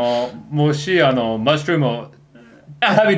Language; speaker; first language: Japanese; non-native, fluent; English